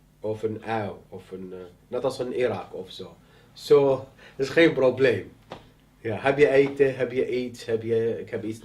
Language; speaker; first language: Dutch; non-native, learner; Arabic